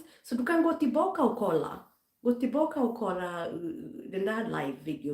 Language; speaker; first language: Swedish; non-native, fluent; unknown